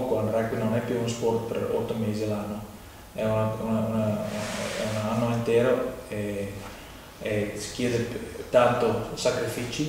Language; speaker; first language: Italian; non-native, fluent; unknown